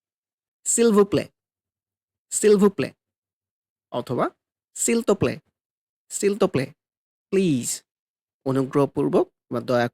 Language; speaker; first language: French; non-native, fluent; Bangla